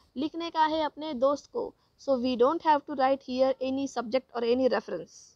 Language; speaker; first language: Hindi; non-native, local second language; Marathi